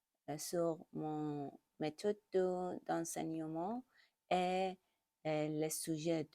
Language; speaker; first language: French; non-native, learner; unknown